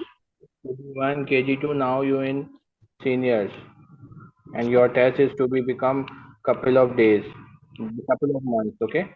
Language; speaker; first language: English; non-native, learner; Urdu